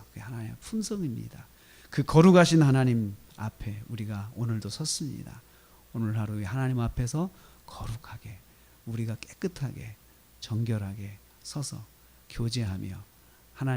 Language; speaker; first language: Korean; native; Korean